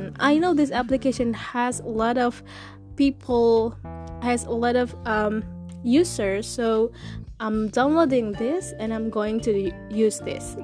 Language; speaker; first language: English; non-native, fluent; Indonesian